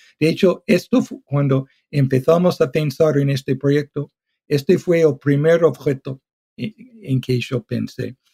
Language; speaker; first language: Spanish; non-native, fluent; English